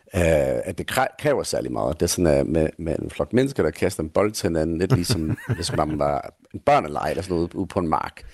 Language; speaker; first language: Danish; non-native, fluent; English